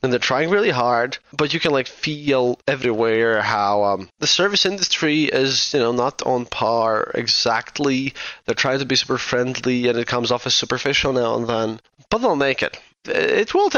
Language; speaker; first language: English; non-native, fluent; Russian